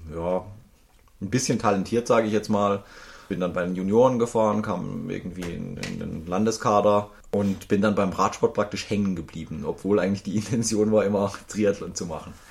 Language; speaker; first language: German; native; German